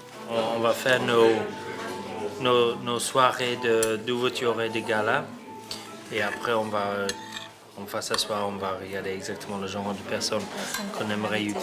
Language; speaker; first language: French; non-native, fluent; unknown